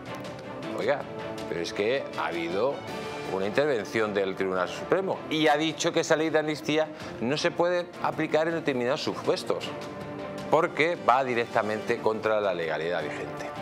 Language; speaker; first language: Spanish; native; Spanish